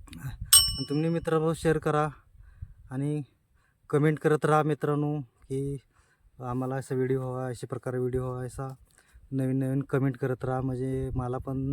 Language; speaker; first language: Marathi; non-native, local second language; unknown